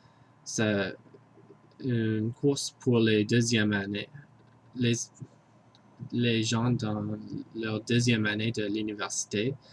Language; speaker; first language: French; non-native, learner; English